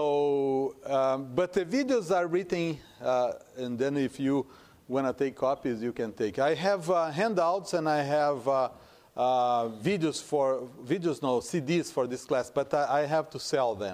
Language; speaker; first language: English; non-native, fluent; Portuguese